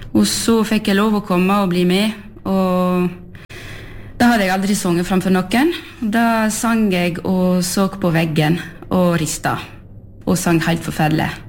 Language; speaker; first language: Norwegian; non-native, fluent; French